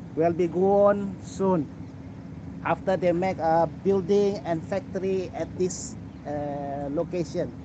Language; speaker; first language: English; non-native, local second language; Malay